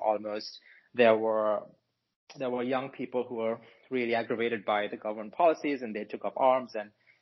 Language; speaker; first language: English; non-native, local second language; Sinhala